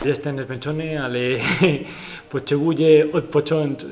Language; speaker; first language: Polish; non-native, learner; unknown